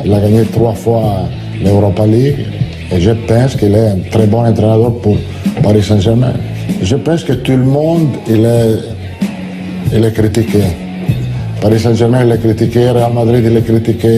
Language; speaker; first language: French; non-native, learner; Italian